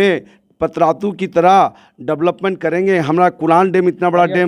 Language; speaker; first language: Hindi; native; Hindi